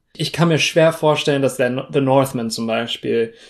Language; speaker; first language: German; non-native, fluent; English